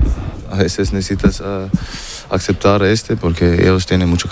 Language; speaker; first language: Spanish; non-native, learner; German